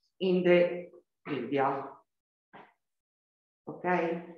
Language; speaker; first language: English; non-native, learner; Italian